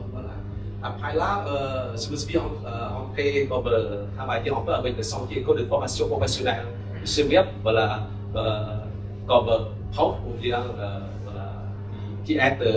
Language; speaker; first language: French; non-native, local second language; Khmer